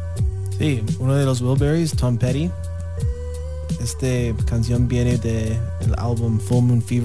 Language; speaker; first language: Spanish; non-native, learner; English